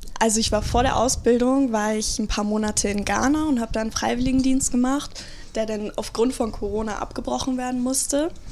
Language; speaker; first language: German; native; German